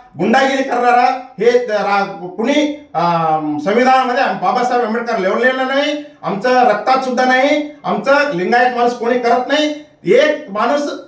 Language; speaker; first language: Marathi; non-native, local second language; Kannada